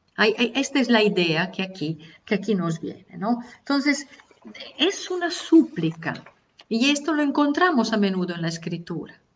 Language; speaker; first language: Spanish; non-native, fluent; Italian